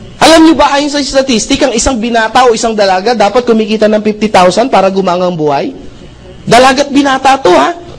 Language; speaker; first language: Filipino; non-native, local second language; Cebuano